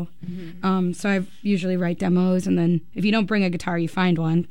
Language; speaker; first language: English; native; English